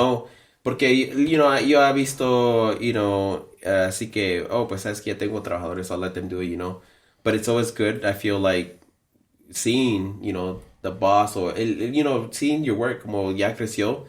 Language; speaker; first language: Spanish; early bilingual, heritage; Spanish